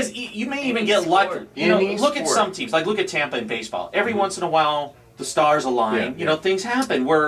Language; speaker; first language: English; native; English